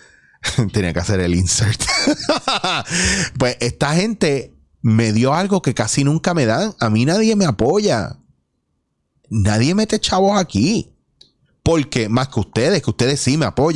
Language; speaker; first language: Spanish; native; Spanish